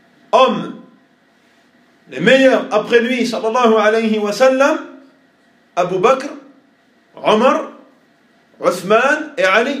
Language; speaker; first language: French; native; French